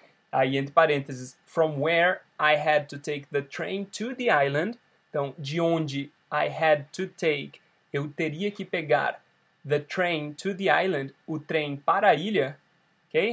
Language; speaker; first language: English; non-native, fluent; Portuguese